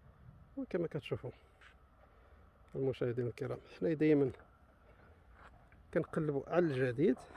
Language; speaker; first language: Arabic; native; Arabic